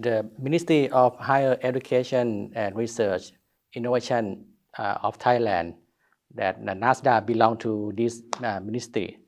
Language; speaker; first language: English; non-native, learner; Thai